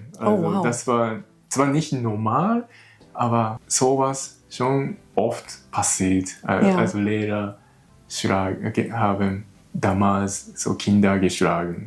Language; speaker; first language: German; non-native, learner; Japanese